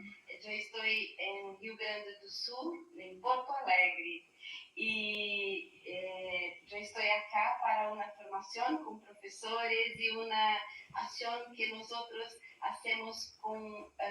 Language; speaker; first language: Spanish; non-native, learner; Portuguese